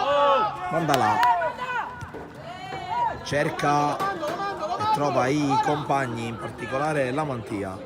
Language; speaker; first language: Italian; native; Italian